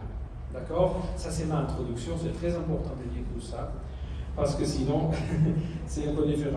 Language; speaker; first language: French; non-native, learner; Spanish